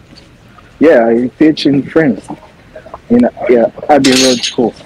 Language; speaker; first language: English; non-native, learner; French